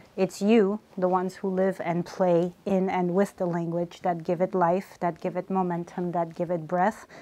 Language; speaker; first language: English; early bilingual, other home language; Armenian